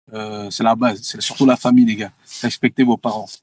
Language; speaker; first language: French; early bilingual, other home language; Thai